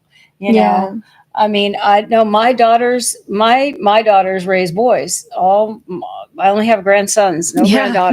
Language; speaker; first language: English; native; English